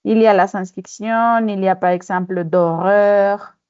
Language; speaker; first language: French; non-native, fluent; Spanish